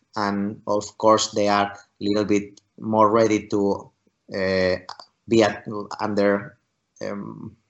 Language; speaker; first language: English; non-native, fluent; Spanish